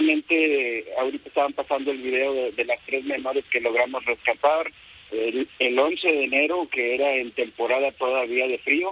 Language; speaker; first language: Spanish; native; Spanish